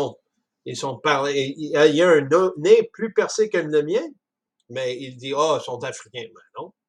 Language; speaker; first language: French; non-native, fluent; English